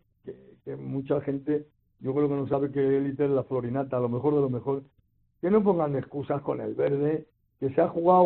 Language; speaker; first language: Spanish; native; Spanish